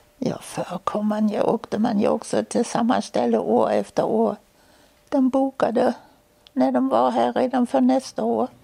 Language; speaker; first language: Swedish; non-native, fluent; German